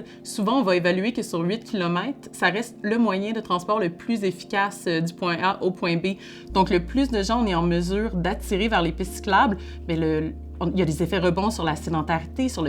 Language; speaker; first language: French; native; French